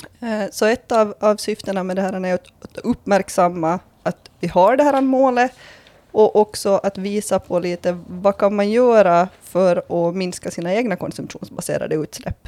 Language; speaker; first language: Swedish; native; Swedish